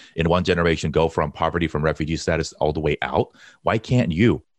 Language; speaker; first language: English; early bilingual, other home language; Korean